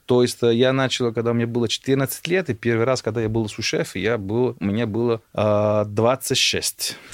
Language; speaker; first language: Russian; non-native, fluent; Italian